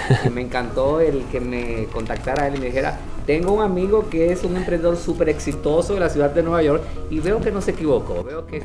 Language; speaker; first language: Spanish; native; Spanish